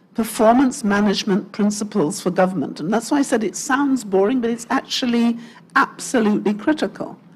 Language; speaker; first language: English; native; English